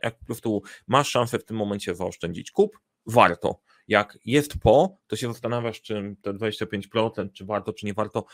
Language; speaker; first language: Polish; native; Polish